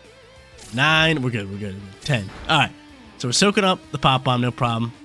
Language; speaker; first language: English; native; English